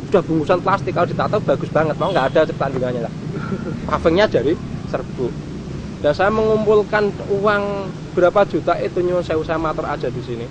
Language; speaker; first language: Indonesian; non-native, local second language; Javanese